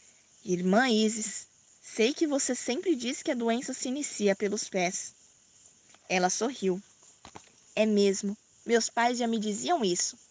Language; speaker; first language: Portuguese; native; Portuguese